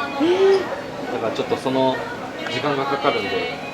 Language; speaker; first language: Japanese; native; Japanese